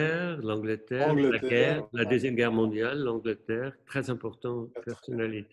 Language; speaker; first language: French; non-native, local second language; German